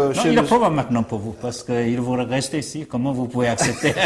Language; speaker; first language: French; non-native, learner; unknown